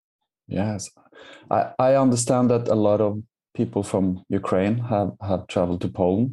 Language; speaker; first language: English; non-native, fluent; Norwegian